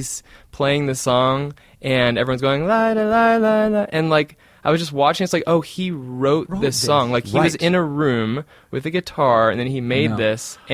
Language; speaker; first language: English; native; English